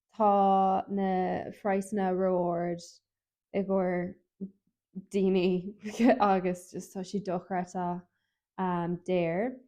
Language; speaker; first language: Irish; non-native, local second language; English